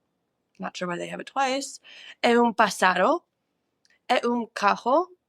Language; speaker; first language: Portuguese; non-native, learner; English